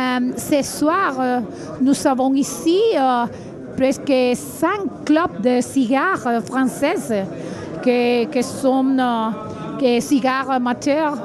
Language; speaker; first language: French; non-native, learner; Spanish